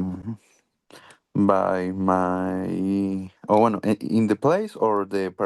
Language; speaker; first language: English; non-native, learner; Spanish